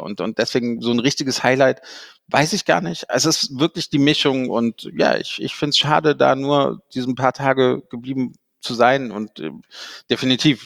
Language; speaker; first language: German; native; German